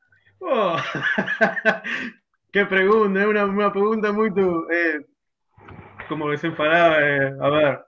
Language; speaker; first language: Portuguese; non-native, learner; Spanish